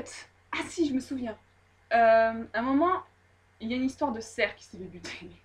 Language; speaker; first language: French; native; French